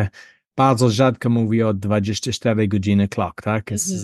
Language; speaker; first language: Polish; non-native, learner; English